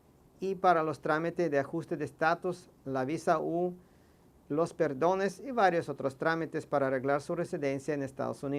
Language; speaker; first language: Spanish; non-native, fluent; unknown